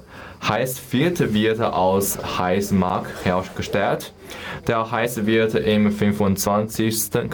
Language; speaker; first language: German; non-native, learner; Chinese